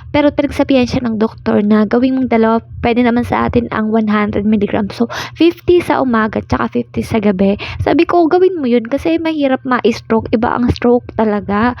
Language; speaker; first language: Filipino; non-native, local second language; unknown